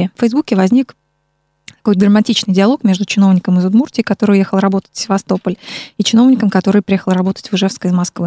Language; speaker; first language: Russian; native; Russian